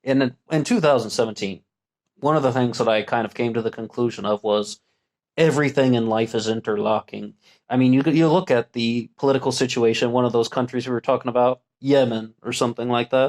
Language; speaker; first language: English; native; English